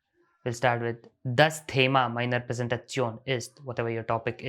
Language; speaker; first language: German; non-native, fluent; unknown